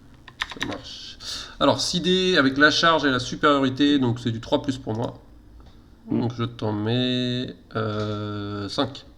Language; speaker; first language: French; native; French